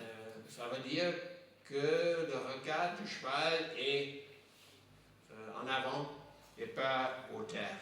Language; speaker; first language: French; non-native, fluent; English